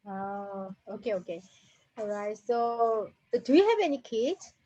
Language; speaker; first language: English; non-native, learner; Korean